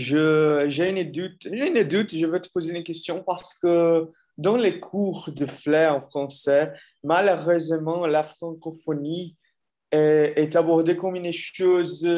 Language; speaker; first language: French; non-native, fluent; Portuguese